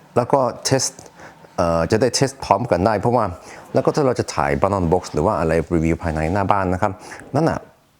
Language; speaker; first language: Thai; non-native, fluent; Swedish